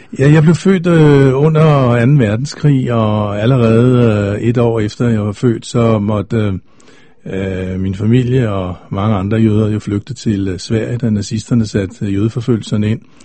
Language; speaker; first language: Danish; native; Danish